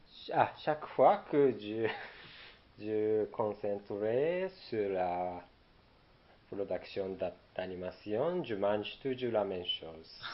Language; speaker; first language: French; non-native, learner; Japanese